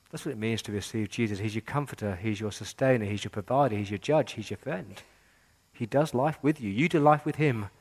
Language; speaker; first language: English; native; English